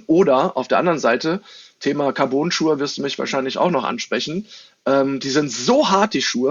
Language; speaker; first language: German; native; German